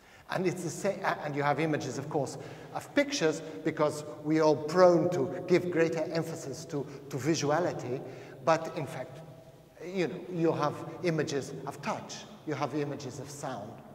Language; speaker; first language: English; non-native, fluent; Portuguese